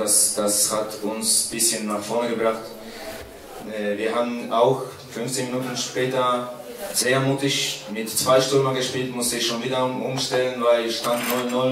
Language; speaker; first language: German; non-native, fluent; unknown